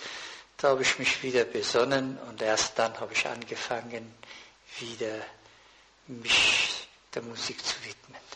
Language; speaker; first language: German; non-native, fluent; Persian